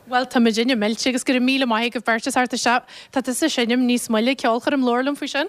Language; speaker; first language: Irish; native; Irish